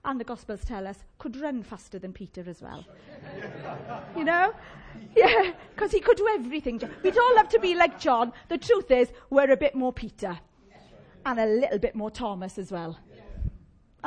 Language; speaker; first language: English; native; English